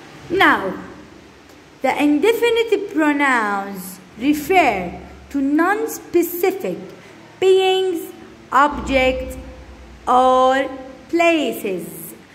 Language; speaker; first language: English; non-native, fluent; Arabic